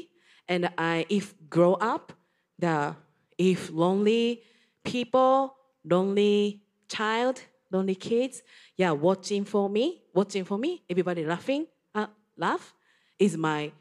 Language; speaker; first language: English; non-native, learner; Japanese